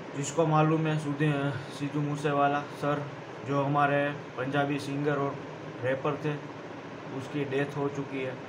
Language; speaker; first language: Hindi; non-native, local second language; Gujarati